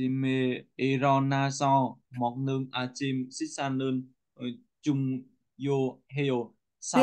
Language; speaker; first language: Korean; non-native, learner; Vietnamese